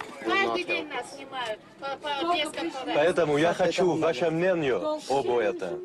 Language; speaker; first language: Russian; non-native, learner; Dutch